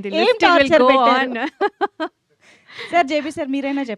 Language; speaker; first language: Telugu; native; Telugu